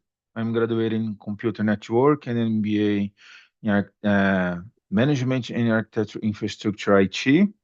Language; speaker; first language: English; non-native, learner; Portuguese